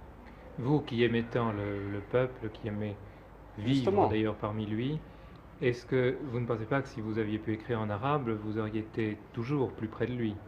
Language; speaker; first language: French; native; French